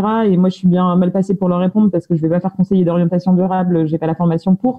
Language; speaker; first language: French; native; French